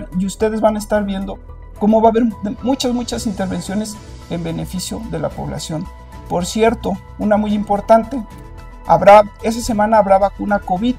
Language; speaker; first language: Spanish; native; Spanish